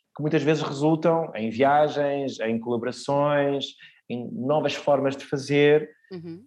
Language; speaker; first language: Portuguese; early bilingual, other home language; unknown